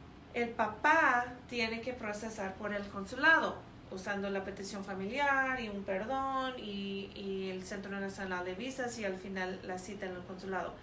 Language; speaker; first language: Spanish; non-native, fluent; English